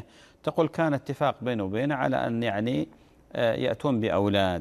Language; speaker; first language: Arabic; native; Arabic